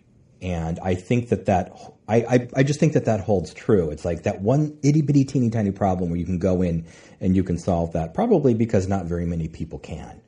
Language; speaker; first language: English; native; English